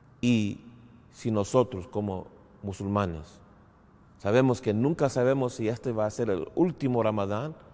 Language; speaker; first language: Spanish; non-native, fluent; English